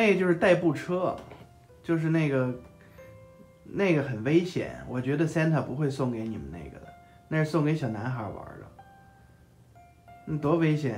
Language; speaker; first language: Chinese; native; Chinese